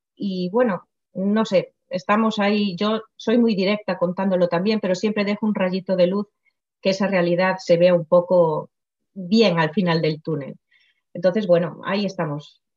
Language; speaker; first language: Spanish; non-native, local second language; Galician